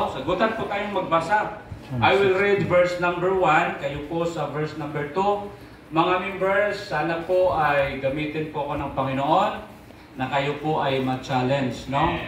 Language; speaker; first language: Filipino; non-native, local second language; Aklanon